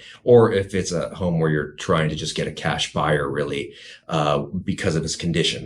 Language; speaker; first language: English; native; English